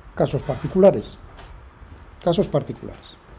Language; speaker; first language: Spanish; native; Spanish